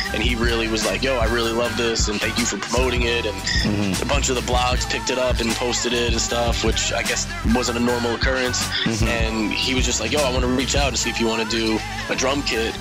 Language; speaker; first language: English; native; English